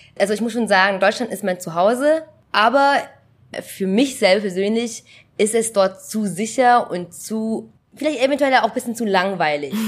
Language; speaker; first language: German; early bilingual, other home language; Vietnamese